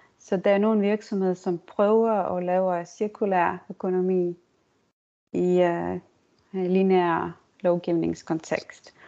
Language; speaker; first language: Danish; non-native, fluent; Estonian